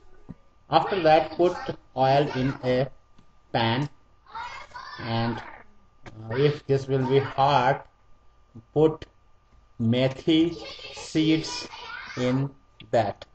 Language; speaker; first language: English; non-native, learner; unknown